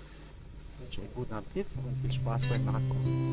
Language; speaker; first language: German; native; German